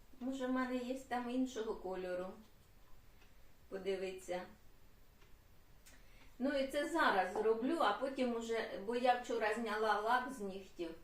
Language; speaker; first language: Ukrainian; native; Ukrainian